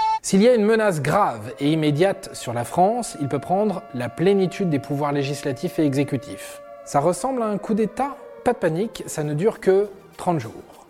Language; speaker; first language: French; native; French